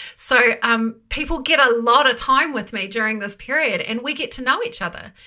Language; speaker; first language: English; native; English